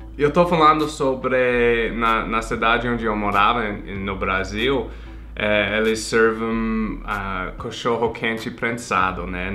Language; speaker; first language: Portuguese; non-native, fluent; English